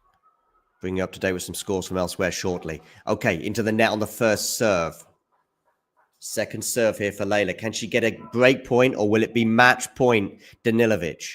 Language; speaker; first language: English; native; English